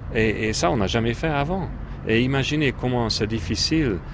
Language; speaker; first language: French; non-native, fluent; Hungarian